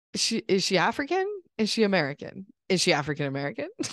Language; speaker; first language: English; native; English